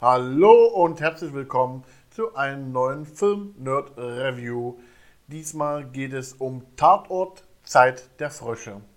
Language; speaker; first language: German; native; German